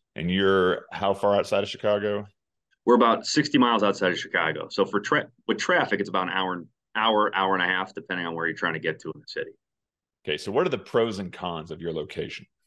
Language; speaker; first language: English; native; English